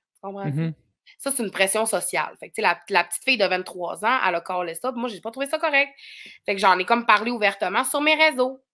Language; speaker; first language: French; native; French